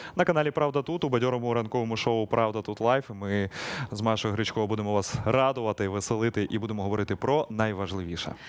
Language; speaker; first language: Ukrainian; native; Ukrainian